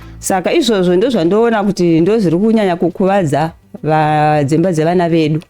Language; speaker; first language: Shona; early bilingual, heritage; Shona